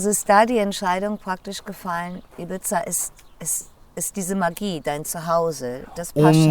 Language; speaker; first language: German; native; German